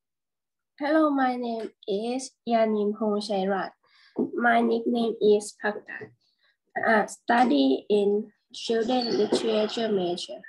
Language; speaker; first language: English; non-native, learner; Thai